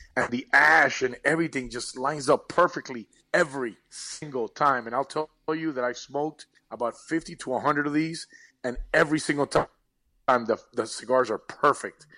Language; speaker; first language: English; early bilingual, other home language; Spanish